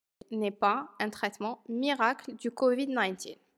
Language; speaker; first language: French; non-native, local second language; Arabic